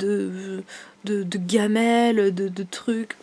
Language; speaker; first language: French; native; French